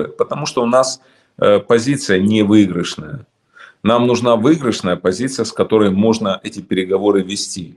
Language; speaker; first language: Russian; native; Russian